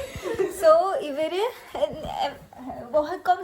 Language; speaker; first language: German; non-native, learner; Malayalam